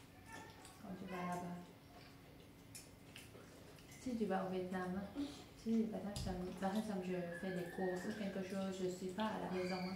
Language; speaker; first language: French; non-native, learner; Vietnamese